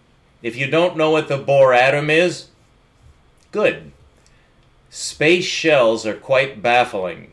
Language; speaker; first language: English; native; English